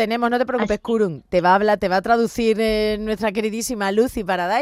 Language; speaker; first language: Spanish; native; Spanish